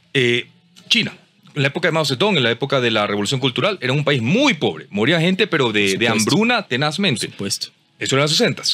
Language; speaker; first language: Spanish; native; Spanish